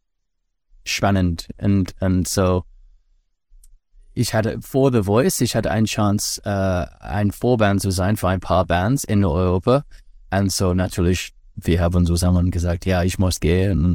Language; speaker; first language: German; non-native, learner; English